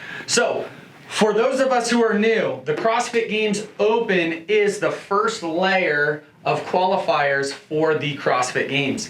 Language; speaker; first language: English; native; English